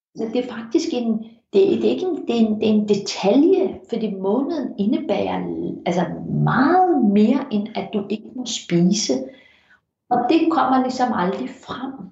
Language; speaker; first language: Danish; early bilingual, heritage; Danish